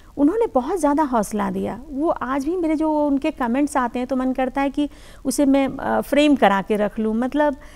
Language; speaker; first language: Hindi; native; Hindi